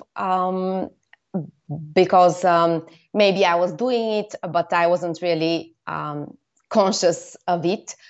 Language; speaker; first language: English; non-native, fluent; Bulgarian